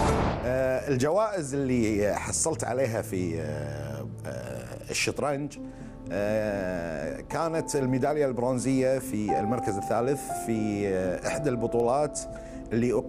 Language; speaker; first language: Arabic; native; Arabic